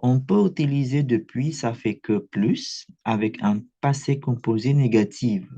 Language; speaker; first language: French; non-native, fluent; Indonesian